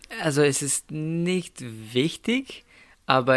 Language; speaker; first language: German; non-native, fluent; Slovenian